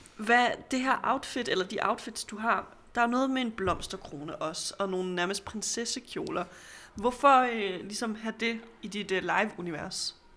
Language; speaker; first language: Danish; native; Danish